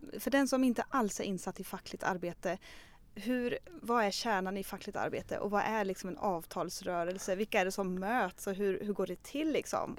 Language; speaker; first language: Swedish; native; Swedish